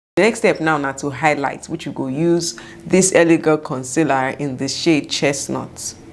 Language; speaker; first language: Nigerian Pidgin; non-native, local second language; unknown